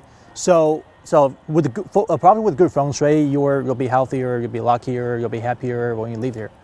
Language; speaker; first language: English; non-native, fluent; Chinese